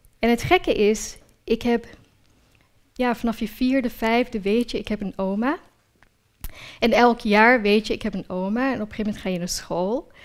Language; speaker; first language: Dutch; early bilingual, other home language; Urdu